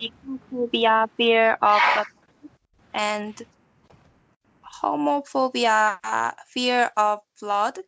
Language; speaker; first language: English; non-native, learner; Korean